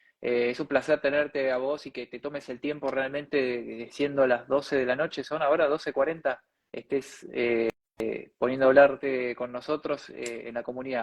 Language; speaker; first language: Spanish; native; Spanish